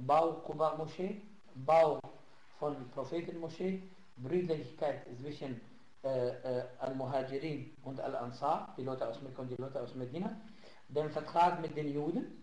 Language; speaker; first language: German; non-native, fluent; Arabic